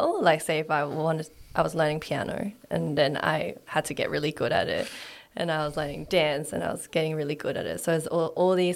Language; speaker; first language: English; non-native, local second language; Cantonese